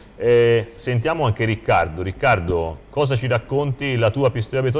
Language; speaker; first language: Italian; native; Italian